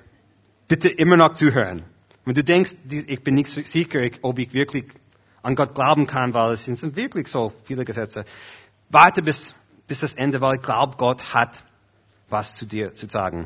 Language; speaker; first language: German; non-native, fluent; English